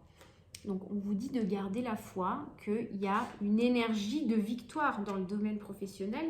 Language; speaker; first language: French; native; French